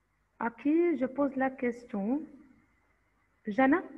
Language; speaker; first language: French; non-native, fluent; Arabic